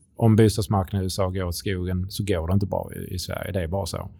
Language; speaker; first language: Swedish; native; Swedish